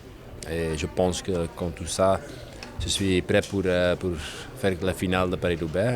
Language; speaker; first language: French; non-native, learner; Dutch